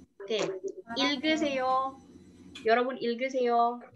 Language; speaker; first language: Korean; non-native, fluent; Indonesian